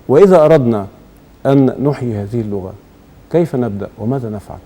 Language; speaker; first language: Egyptian Arabic; native; Egyptian Arabic